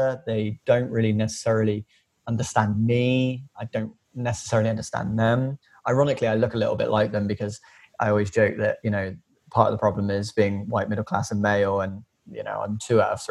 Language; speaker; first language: English; native; English